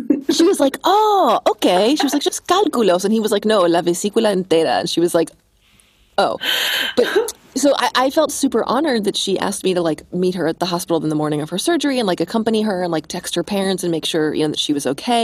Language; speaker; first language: English; native; English